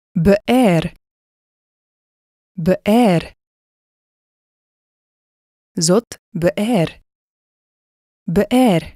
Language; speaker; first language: Hebrew; non-native, fluent; Korean